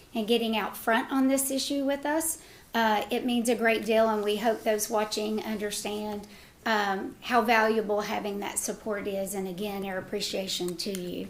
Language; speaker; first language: English; native; English